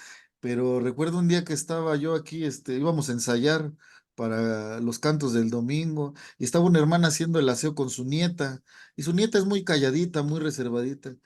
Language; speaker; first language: Spanish; native; Spanish